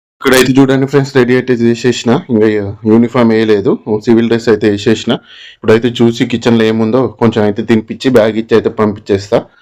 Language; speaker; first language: Telugu; non-native, local second language; Urdu